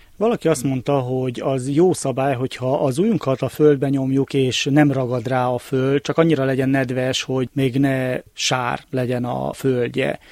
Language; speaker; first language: Hungarian; native; Hungarian